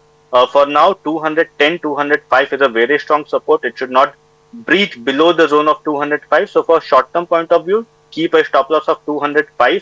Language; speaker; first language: English; non-native, local second language; Hindi